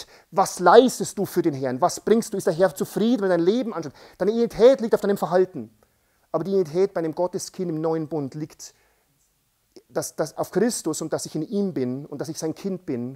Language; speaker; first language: German; native; German